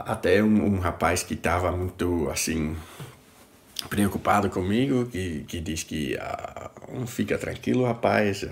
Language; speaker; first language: Portuguese; non-native, fluent; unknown